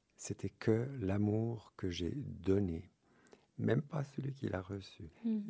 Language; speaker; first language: French; early bilingual, other home language; English